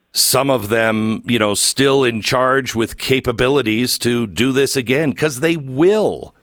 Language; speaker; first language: English; native; English